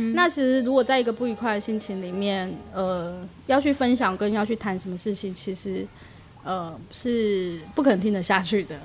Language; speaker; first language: Chinese; native; Chinese